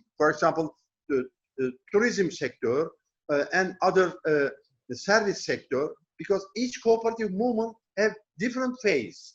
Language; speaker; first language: English; non-native, learner; Turkish